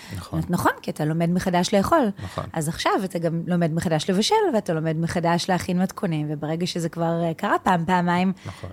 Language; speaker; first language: Hebrew; native; Hebrew